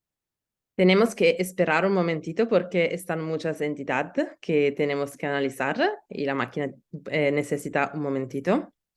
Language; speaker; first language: Spanish; non-native, learner; Italian